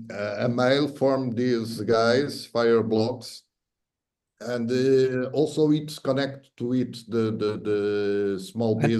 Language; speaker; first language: English; non-native, fluent; Portuguese